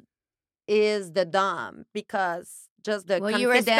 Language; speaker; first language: English; native; English